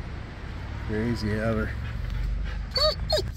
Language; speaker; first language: English; native; English